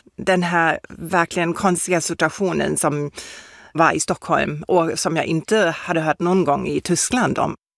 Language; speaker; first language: Swedish; non-native, fluent; German